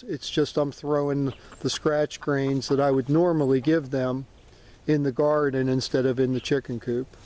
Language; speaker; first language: English; native; English